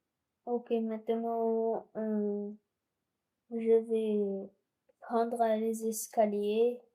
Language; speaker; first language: French; non-native, local second language; Arabic